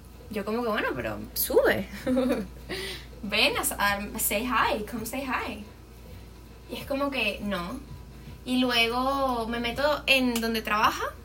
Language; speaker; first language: Spanish; native; Spanish